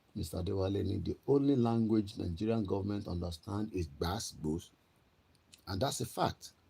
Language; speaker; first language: English; non-native, local second language; Yoruba